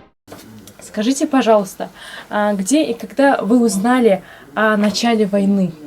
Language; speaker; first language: Russian; native; Russian